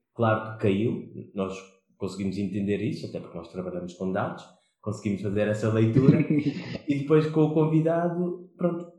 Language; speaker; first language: Portuguese; non-native, local second language; Kabuverdianu